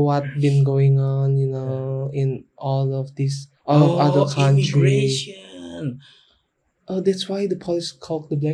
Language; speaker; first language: English; non-native, learner; Indonesian